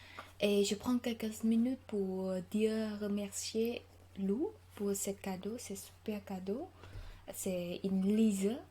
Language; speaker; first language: French; non-native, learner; Khmer